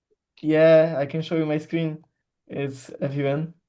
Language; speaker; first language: English; non-native, learner; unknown